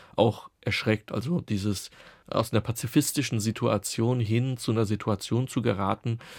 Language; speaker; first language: German; native; German